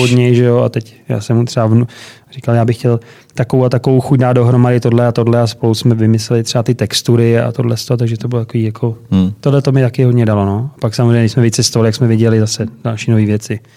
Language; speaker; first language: Czech; native; Czech